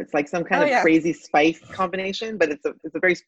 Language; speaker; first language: English; native; English